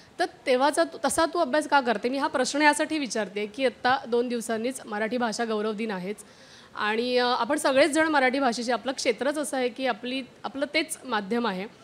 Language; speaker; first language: Marathi; native; Marathi